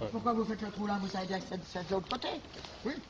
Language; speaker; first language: French; native; French